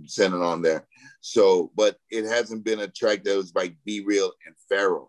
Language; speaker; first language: English; native; English